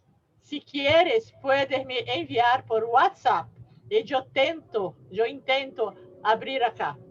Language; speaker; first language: Spanish; non-native, learner; Portuguese